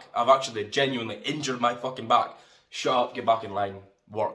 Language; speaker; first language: English; native; English